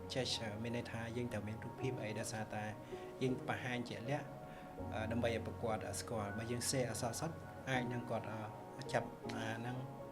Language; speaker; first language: Khmer; non-native, local second language; Jarai